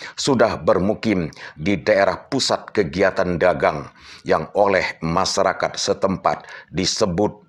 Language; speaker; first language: Indonesian; native; Indonesian